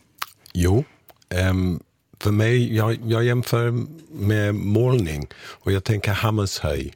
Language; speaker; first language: Swedish; non-native, fluent; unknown